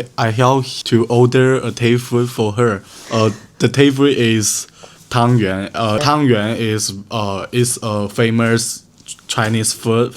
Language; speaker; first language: English; non-native, learner; Chinese